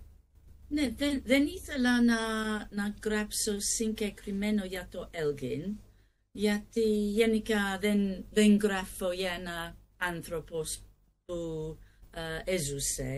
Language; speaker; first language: Greek; non-native, learner; English